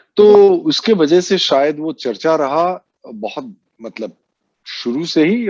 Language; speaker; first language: Hindi; non-native, local second language; Assamese